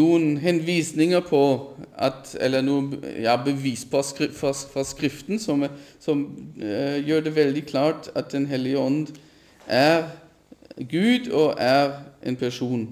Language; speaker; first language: Norwegian; non-native, fluent; German